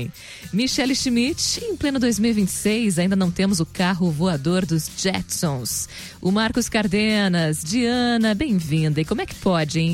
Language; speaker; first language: Portuguese; native; Portuguese